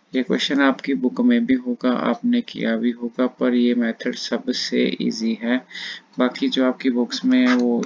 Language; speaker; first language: Hindi; non-native, local second language; Punjabi